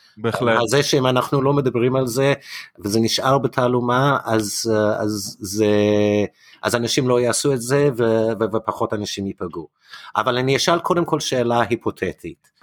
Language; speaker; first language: Hebrew; non-native, fluent; English